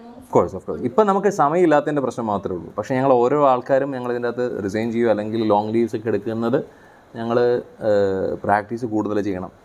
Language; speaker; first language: Malayalam; native; Malayalam